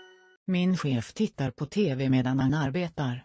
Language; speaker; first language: Swedish; non-native, learner; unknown